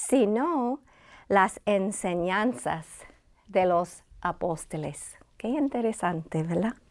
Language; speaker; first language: Spanish; non-native, fluent; English